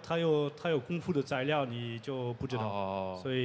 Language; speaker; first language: Chinese; non-native, learner; French